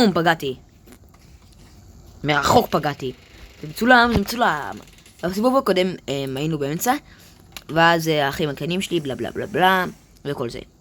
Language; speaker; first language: Hebrew; native; Hebrew